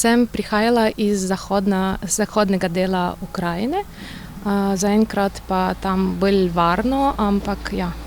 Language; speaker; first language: Slovenian; non-native, learner; Ukrainian